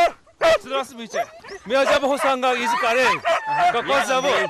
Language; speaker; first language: Russian; non-native, learner; Korean